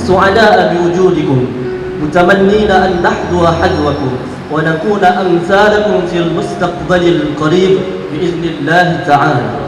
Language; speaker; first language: Arabic; non-native, learner; Indonesian